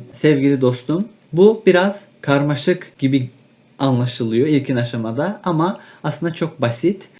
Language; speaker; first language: Turkish; native; Turkish